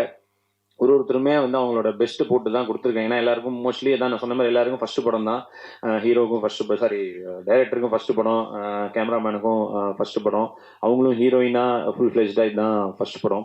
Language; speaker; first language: Tamil; native; Tamil